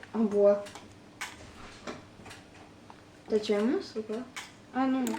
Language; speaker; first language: French; native; French